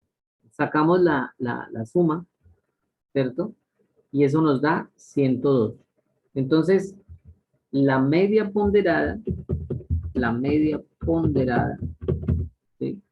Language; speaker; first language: Spanish; native; Spanish